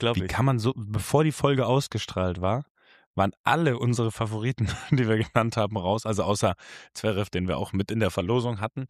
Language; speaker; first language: German; native; German